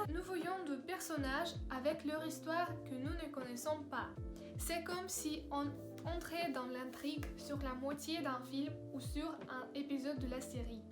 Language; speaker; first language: French; non-native, learner; Russian